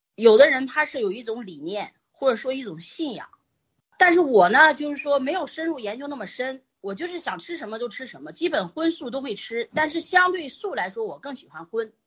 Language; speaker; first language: Chinese; native; Chinese